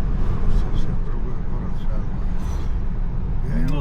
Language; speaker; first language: Russian; non-native, local second language; Chechen